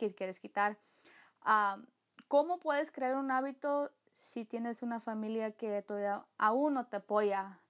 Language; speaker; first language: Spanish; early bilingual, heritage; Spanish